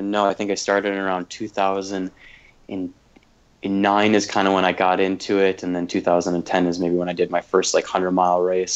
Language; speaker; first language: English; native; English